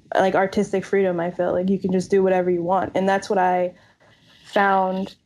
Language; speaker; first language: English; native; English